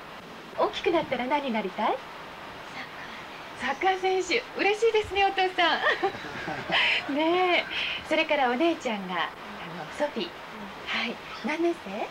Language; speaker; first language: Japanese; native; Japanese